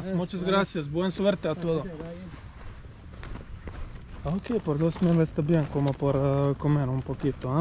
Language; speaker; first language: Spanish; non-native, learner; Croatian